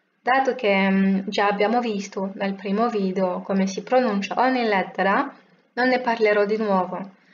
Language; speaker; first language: Italian; non-native, fluent; French